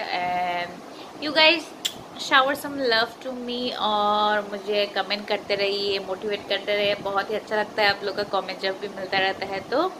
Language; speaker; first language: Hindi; non-native, local second language; Assamese